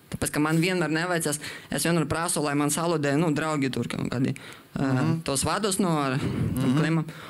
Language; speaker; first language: Latvian; non-native, local second language; Russian